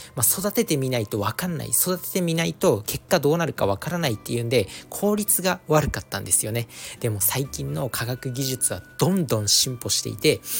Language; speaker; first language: Japanese; native; Japanese